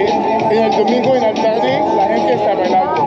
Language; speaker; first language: Spanish; non-native, learner; English